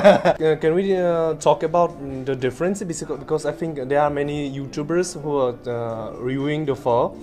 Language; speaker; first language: English; non-native, fluent; Vietnamese